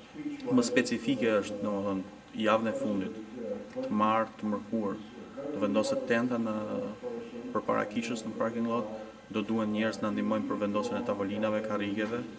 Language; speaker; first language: Albanian; native; Albanian